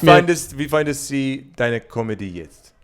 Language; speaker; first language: German; non-native, learner; English